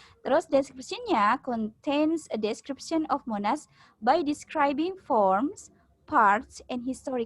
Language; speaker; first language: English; non-native, learner; Indonesian